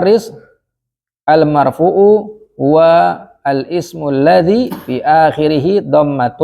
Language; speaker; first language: Arabic; non-native, fluent; Indonesian